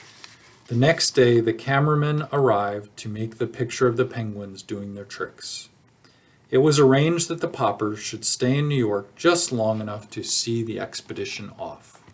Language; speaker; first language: English; native; English